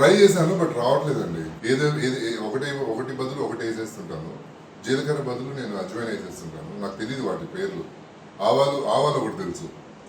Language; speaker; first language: Telugu; native; Telugu